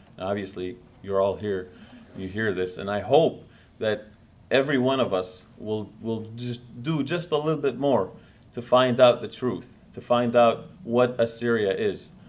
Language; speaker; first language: English; non-native, fluent; Assyrian Neo-Aramaic